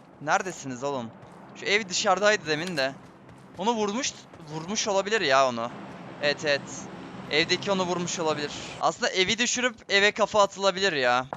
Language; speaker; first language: Turkish; native; Turkish